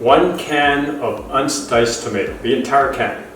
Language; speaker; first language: English; native; English